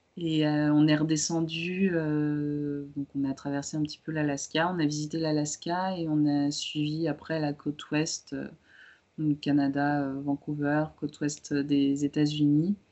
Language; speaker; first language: French; early bilingual, other home language; Romanian